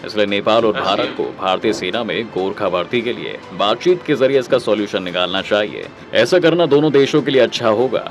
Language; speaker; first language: Hindi; native; Hindi